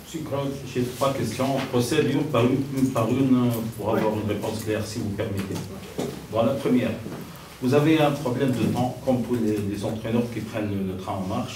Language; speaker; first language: French; non-native, local second language; Arabic